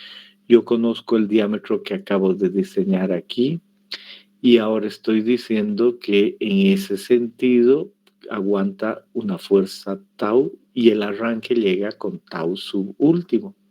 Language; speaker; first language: Spanish; native; Spanish